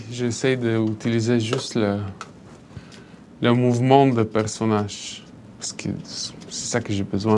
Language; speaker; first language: French; non-native, fluent; Bulgarian